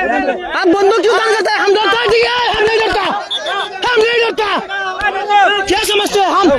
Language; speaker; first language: Hindi; non-native, learner; Bangla